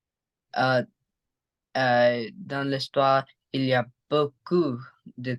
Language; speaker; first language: French; non-native, learner; English